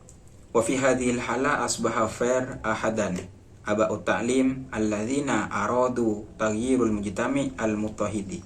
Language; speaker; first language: Arabic; non-native, learner; Indonesian